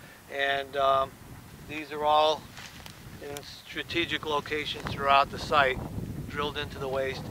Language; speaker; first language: English; native; English